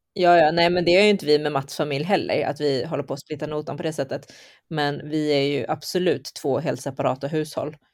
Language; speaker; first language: Swedish; early bilingual, other home language; Chinese